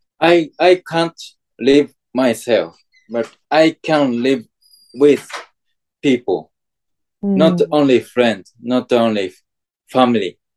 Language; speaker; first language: English; non-native, fluent; Japanese